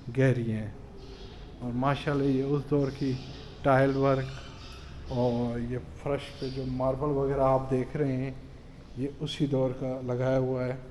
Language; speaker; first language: Urdu; non-native, local second language; Sindhi